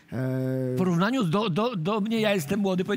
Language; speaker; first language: Polish; native; Polish